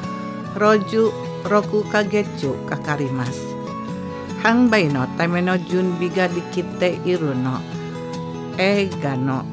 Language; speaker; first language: Japanese; non-native, fluent; Indonesian